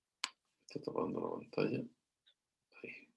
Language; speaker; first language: Spanish; native; Spanish